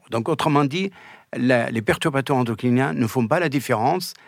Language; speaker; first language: French; non-native, fluent; Arabic